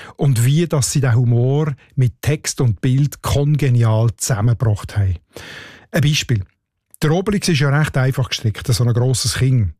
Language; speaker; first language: German; native; German